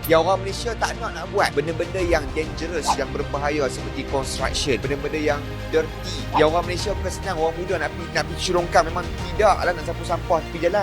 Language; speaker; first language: Malay; native; Malay